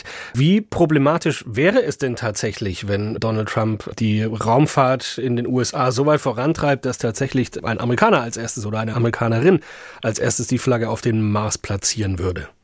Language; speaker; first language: German; native; German